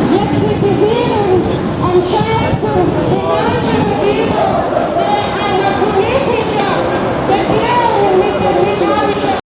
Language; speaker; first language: German; non-native, fluent; Persian